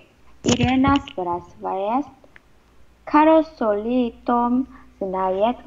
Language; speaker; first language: Russian; non-native, learner; Vietnamese